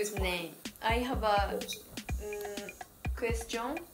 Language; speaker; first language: English; non-native, learner; Japanese